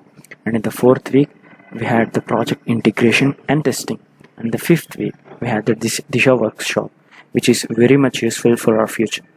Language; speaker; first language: English; non-native, local second language; Telugu